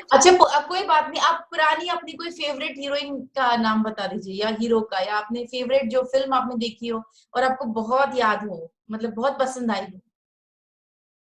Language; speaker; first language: Hindi; native; Hindi